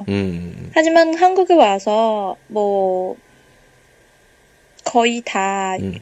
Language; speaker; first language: Korean; non-native, learner; Chinese